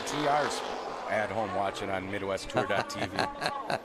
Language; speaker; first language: English; native; English